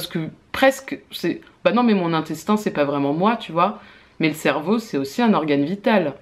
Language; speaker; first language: French; native; French